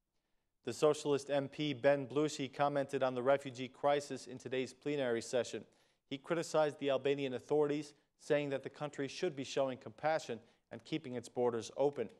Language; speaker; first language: English; non-native, fluent; Albanian